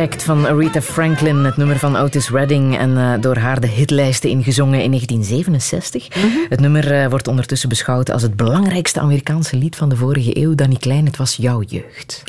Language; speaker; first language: Dutch; native; Dutch